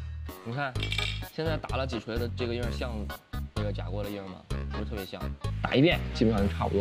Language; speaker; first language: Chinese; native; Chinese